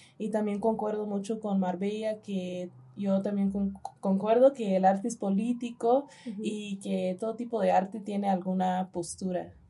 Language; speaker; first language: Spanish; early bilingual, heritage; Spanish